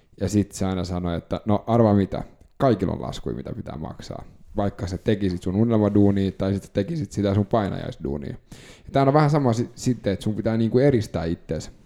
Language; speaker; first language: Finnish; native; Finnish